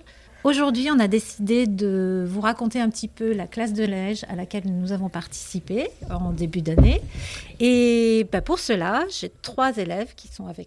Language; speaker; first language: French; native; French